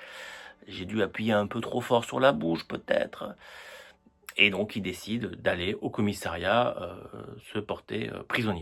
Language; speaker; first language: French; native; French